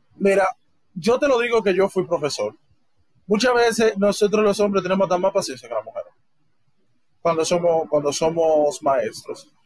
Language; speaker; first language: Spanish; native; Spanish